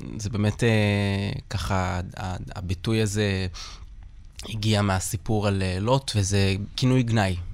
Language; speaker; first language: Hebrew; non-native, local second language; Arabic